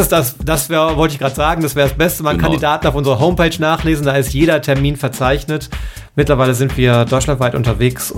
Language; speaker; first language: German; native; German